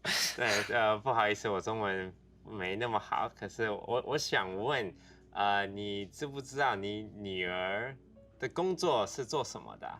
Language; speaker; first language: Chinese; early bilingual, heritage; Chinese